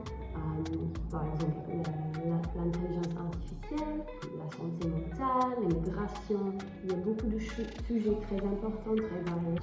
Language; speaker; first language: French; non-native, learner; English